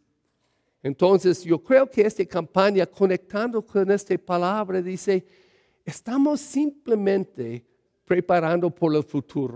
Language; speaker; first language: Spanish; early bilingual, heritage; English